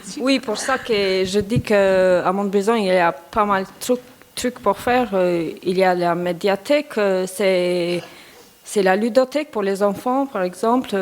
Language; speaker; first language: French; non-native, learner; Albanian